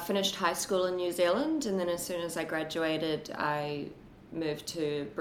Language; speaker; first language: English; native; English